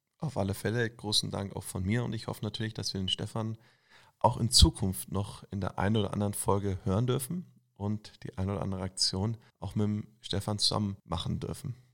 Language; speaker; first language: German; native; German